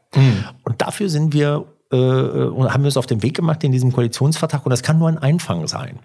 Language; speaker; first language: German; early bilingual, other home language; Italian